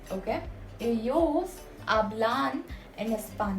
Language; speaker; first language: Spanish; non-native, fluent; Hindi